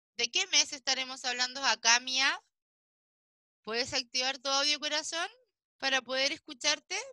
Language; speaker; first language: Spanish; native; Spanish